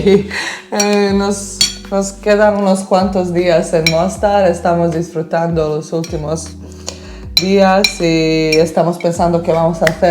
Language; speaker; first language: Spanish; non-native, learner; Bosnian